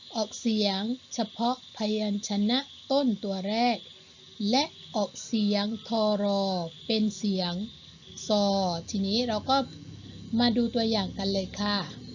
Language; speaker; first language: Thai; non-native, local second language; Malay